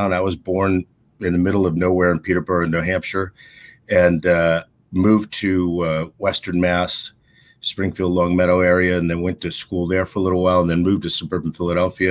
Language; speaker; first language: English; native; English